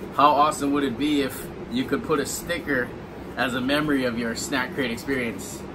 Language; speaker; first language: English; native; English